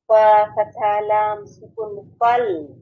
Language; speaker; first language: Arabic; non-native, learner; Bangla